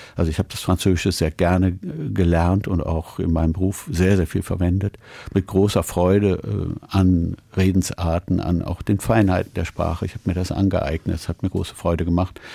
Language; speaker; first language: German; native; German